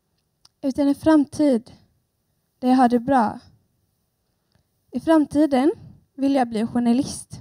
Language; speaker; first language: Swedish; early bilingual, other home language; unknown